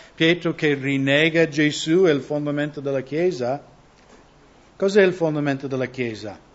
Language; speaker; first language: Italian; non-native, fluent; English